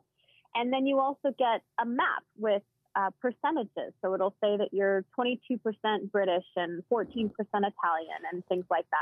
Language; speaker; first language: English; native; English